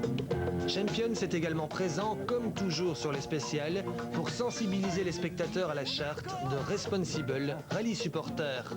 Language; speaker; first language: French; native; French